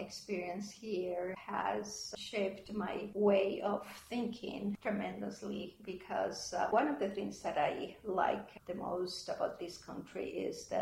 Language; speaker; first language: English; non-native, fluent; Spanish